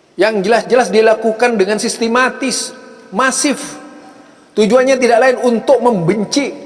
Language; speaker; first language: Indonesian; non-native, local second language; Madurese